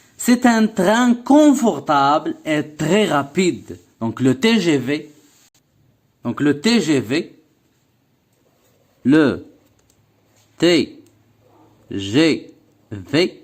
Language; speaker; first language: French; non-native, local second language; Arabic